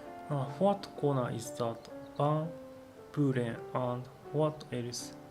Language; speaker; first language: English; non-native, learner; Japanese